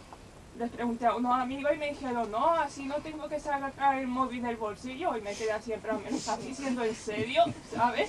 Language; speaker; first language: Spanish; native; Spanish